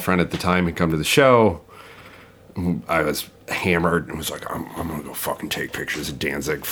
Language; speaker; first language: English; native; English